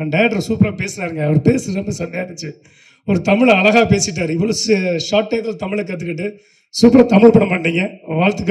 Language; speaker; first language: Tamil; native; Tamil